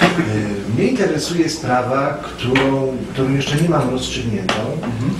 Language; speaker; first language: Polish; native; Polish